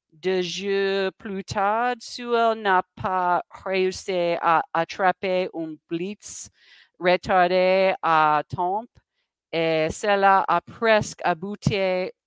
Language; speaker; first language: French; non-native, learner; English